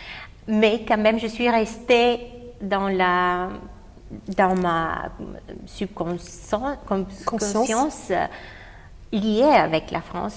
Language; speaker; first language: French; non-native, fluent; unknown